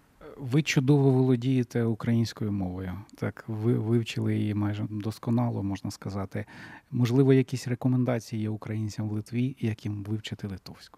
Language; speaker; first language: Ukrainian; native; Ukrainian